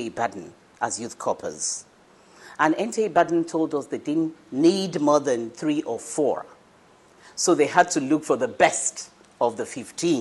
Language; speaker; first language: English; non-native, local second language; Yoruba